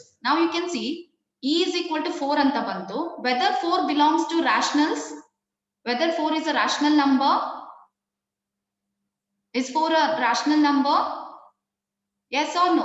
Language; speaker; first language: English; non-native, local second language; Kannada